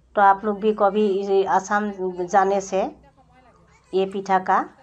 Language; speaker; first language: Hindi; non-native, local second language; Assamese